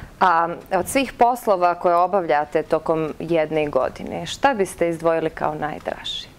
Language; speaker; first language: Serbian; native; Serbian